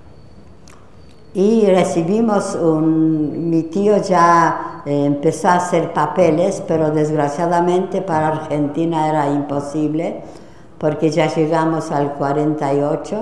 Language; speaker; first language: Spanish; non-native, fluent; Polish